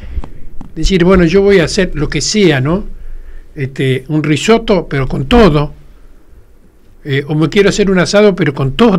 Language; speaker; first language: Spanish; native; Spanish